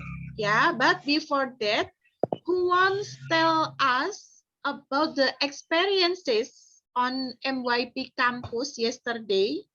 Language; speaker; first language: English; non-native, fluent; Indonesian